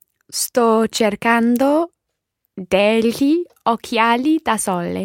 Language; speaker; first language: Italian; non-native, learner; English